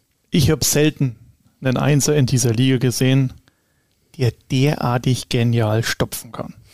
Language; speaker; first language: German; native; German